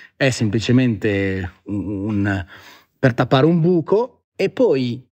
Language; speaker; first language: Italian; native; Italian